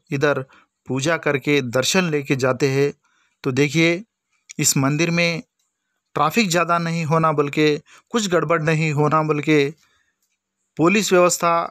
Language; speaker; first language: Hindi; non-native, local second language; Lambadi